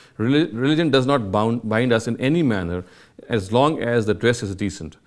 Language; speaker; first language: English; non-native, local second language; Urdu